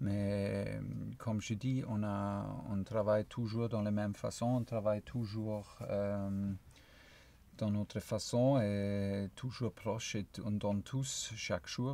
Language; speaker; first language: French; non-native, fluent; German